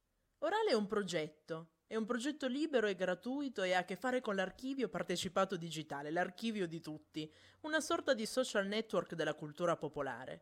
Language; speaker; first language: Italian; native; Italian